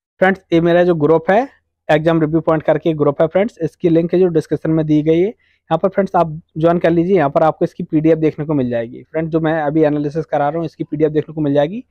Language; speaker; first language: Hindi; native; Hindi